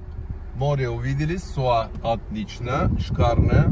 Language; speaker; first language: Russian; non-native, learner; Turkish